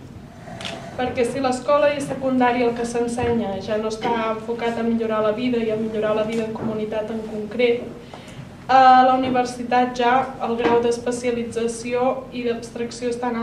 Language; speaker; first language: Catalan; native; Catalan